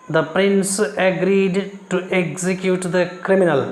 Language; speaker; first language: English; non-native, local second language; Kannada